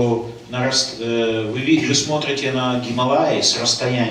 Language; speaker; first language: Russian; native; Russian